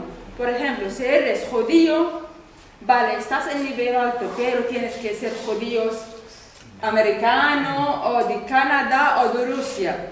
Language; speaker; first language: Spanish; non-native, learner; Arabic